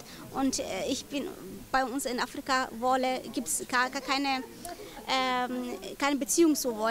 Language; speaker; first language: German; non-native, learner; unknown